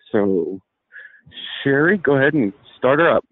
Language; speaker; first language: English; native; English